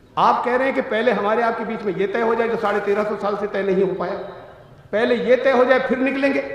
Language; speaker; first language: Urdu; native; Urdu